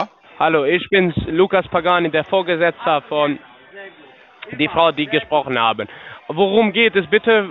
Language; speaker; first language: German; non-native, learner; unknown